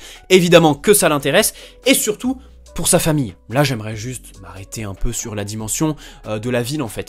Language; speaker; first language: French; native; French